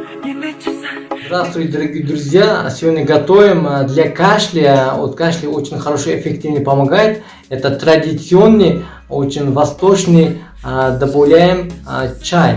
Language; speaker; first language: Russian; non-native, learner; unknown